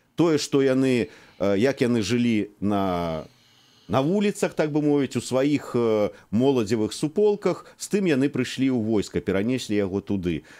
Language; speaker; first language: Belarusian; native; Belarusian